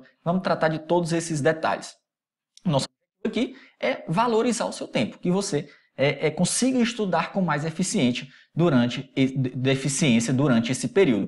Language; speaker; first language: Portuguese; native; Portuguese